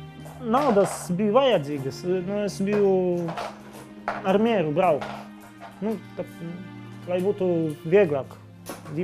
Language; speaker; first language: Latvian; non-native, learner; Polish